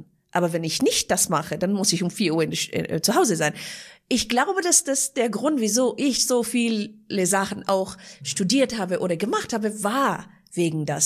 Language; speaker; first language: German; non-native, fluent; Persian